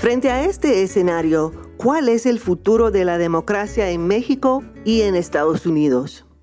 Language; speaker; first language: Spanish; non-native, fluent; English